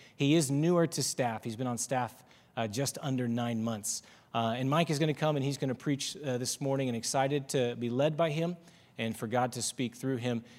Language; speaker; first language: English; native; English